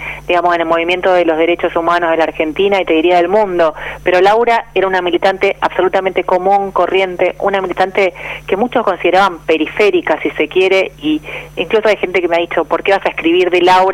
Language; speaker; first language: Spanish; native; Spanish